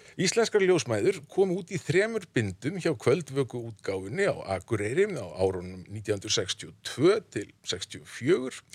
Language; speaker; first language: Icelandic; native; Icelandic